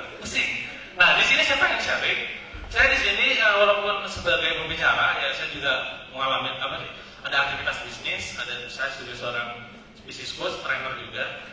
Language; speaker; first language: Indonesian; native; Indonesian